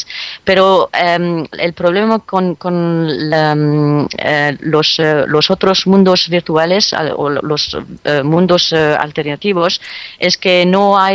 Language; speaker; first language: Spanish; non-native, fluent; French